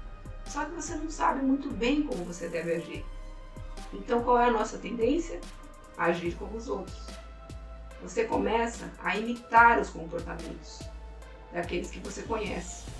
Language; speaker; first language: Portuguese; native; Portuguese